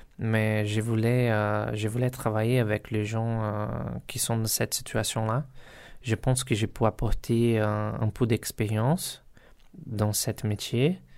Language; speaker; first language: French; non-native, learner; Portuguese